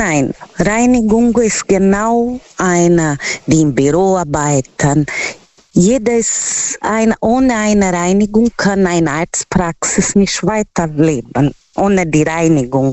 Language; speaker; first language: German; non-native, learner; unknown